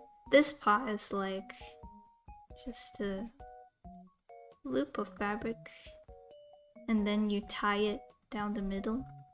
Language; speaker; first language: English; non-native, local second language; Cantonese